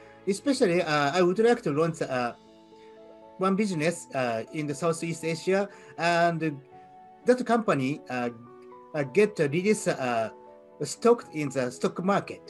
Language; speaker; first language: English; non-native, learner; Japanese